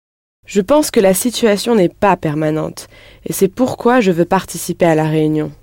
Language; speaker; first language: French; non-native, learner; English